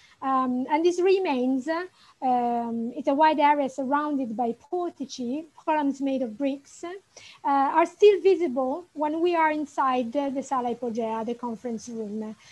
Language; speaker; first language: English; non-native, fluent; Italian